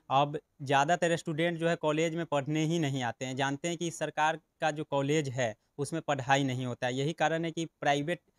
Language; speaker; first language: Hindi; native; Hindi